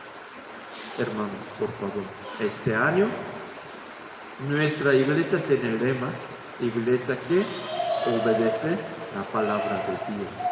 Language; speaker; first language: Spanish; non-native, learner; Korean